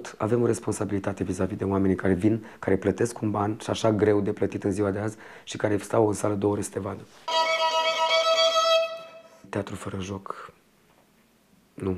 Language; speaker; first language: Romanian; native; Romanian